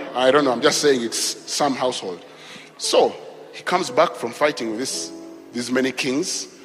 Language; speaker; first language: English; non-native, local second language; Ganda